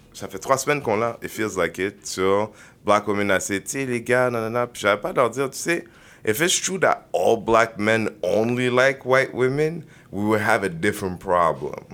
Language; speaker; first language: French; native; French